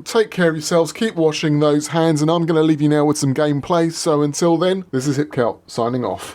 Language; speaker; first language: English; native; English